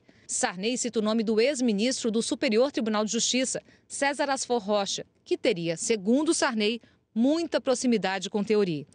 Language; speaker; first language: Portuguese; native; Portuguese